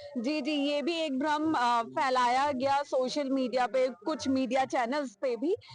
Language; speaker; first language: Hindi; native; Hindi